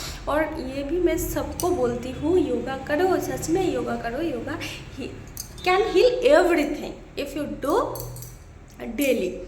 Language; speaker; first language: Hindi; non-native, local second language; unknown